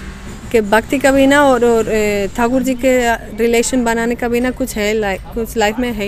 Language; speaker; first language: Hindi; non-native, fluent; Spanish